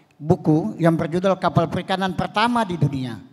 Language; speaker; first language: Indonesian; native; Indonesian